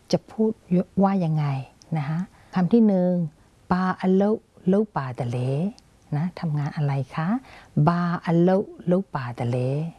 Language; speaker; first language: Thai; non-native, fluent; Burmese